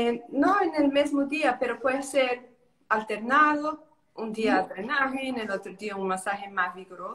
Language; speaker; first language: Spanish; non-native, learner; Portuguese